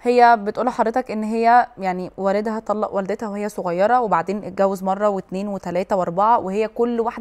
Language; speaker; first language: Arabic; native; Arabic